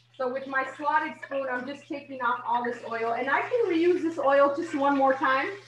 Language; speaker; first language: English; native; English